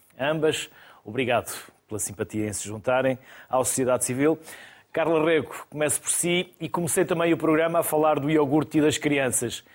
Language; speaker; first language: Portuguese; native; Portuguese